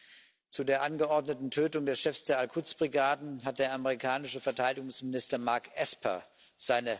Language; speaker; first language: German; native; German